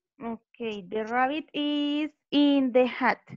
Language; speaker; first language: English; non-native, learner; Spanish